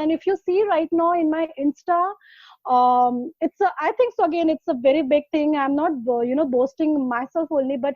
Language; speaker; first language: English; non-native, local second language; Hindi